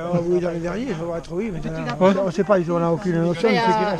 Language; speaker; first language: French; native; French